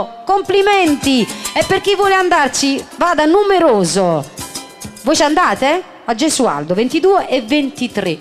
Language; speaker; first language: Italian; native; Italian